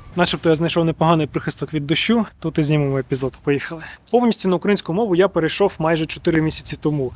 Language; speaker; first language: Ukrainian; non-native, local second language; Russian